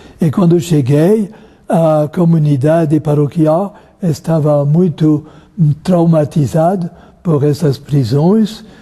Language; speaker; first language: Portuguese; non-native, fluent; French